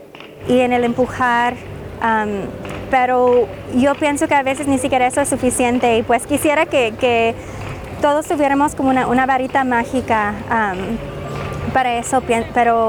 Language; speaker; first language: Spanish; non-native, fluent; English